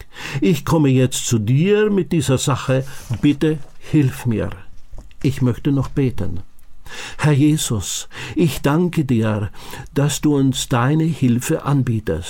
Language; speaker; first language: German; native; German